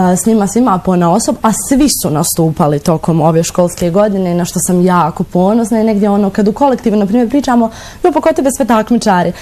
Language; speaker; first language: Bosnian; native; Bosnian